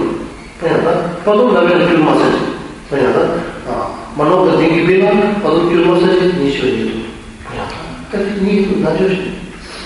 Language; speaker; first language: Russian; non-native, learner; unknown